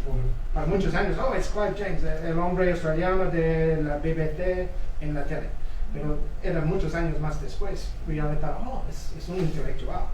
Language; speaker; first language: Spanish; non-native, learner; English